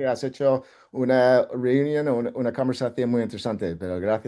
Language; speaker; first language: Spanish; non-native, fluent; English